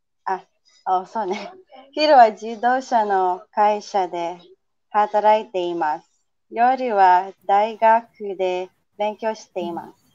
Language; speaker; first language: Japanese; non-native, learner; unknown